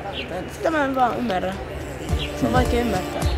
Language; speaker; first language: Finnish; early bilingual, other home language; Somali